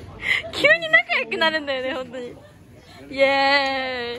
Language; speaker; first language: Japanese; native; Japanese